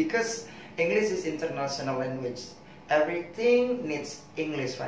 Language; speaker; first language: English; non-native, learner; Indonesian